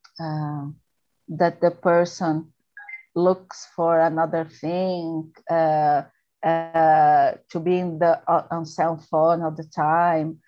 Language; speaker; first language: English; non-native, learner; Portuguese